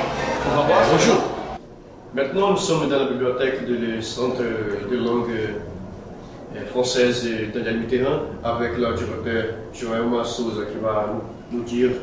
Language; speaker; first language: French; non-native, learner; Portuguese